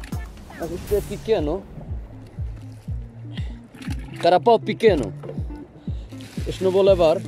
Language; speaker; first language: Portuguese; non-native, learner; Bangla